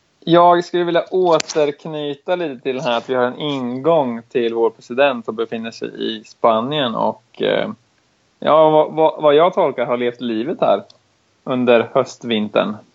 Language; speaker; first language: Swedish; native; Swedish